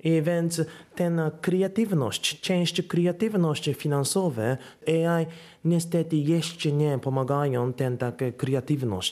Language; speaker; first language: Polish; non-native, learner; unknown